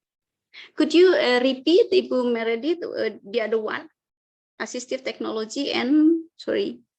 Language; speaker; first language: English; non-native, fluent; Indonesian